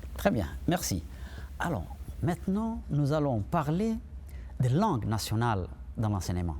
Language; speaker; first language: French; non-native, local second language; Somali